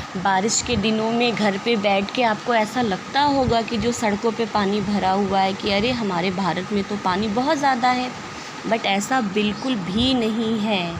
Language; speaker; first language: Hindi; native; Hindi